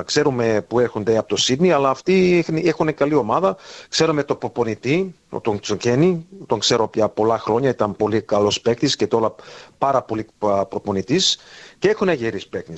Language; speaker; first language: Greek; early bilingual, heritage; Greek